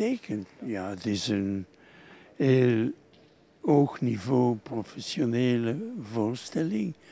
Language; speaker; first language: Dutch; non-native, local second language; French